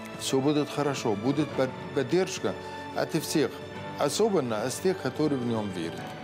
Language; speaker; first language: Russian; non-native, fluent; Arabic